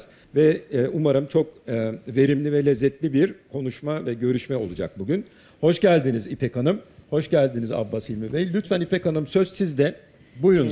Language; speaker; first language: Turkish; native; Turkish